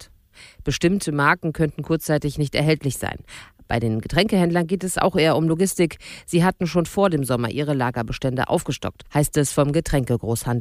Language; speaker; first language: German; native; German